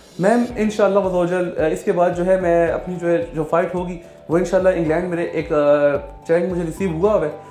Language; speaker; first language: Urdu; non-native, local second language; Pashto